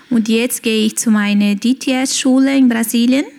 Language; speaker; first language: German; non-native, fluent; Portuguese